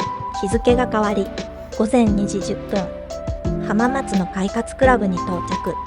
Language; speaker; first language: Japanese; native; Japanese